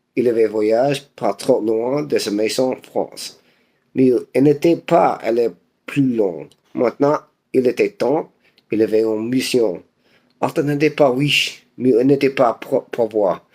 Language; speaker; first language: French; non-native, learner; English